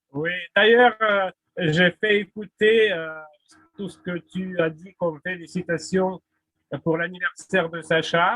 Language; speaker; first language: French; non-native, fluent; Russian